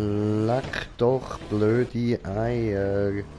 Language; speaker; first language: German; native; German